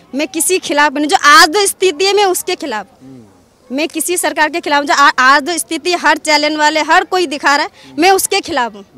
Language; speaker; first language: Hindi; native; Hindi